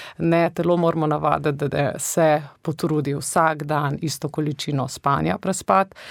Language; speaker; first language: Slovenian; native; Slovenian